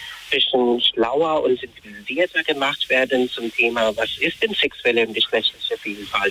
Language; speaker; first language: German; non-native, fluent; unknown